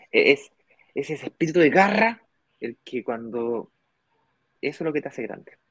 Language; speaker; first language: Spanish; native; Spanish